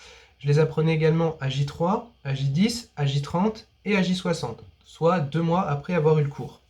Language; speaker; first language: French; native; French